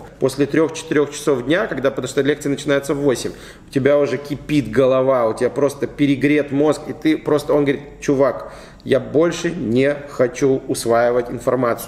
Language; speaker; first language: Russian; native; Russian